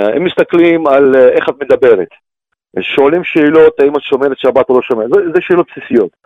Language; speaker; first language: Hebrew; non-native, fluent; Russian